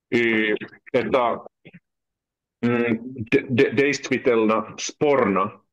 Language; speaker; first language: Russian; non-native, learner; Finnish